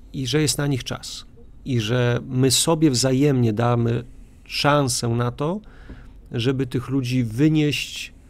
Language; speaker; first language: Polish; native; Polish